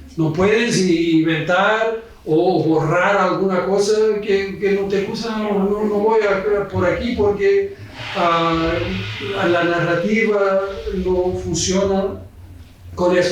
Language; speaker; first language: Spanish; non-native, fluent; Portuguese